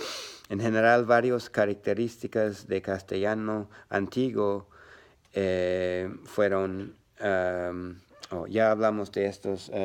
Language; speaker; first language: Spanish; non-native, learner; English